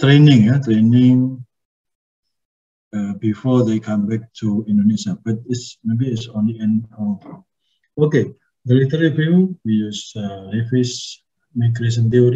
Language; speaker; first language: English; non-native, learner; Indonesian